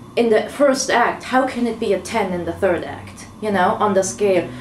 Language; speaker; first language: English; non-native, fluent; German